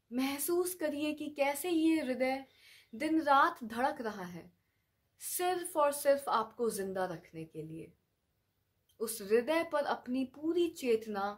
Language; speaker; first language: Hindi; native; Hindi